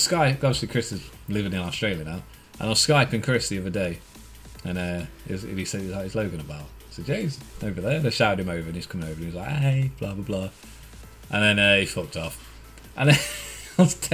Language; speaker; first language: English; native; English